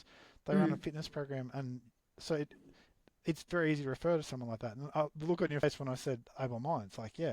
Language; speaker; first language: English; native; English